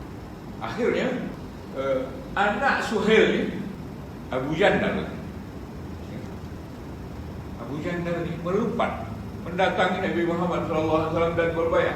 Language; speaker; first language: Malay; native; Malay